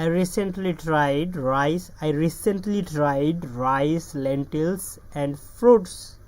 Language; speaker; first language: English; non-native, learner; Bangla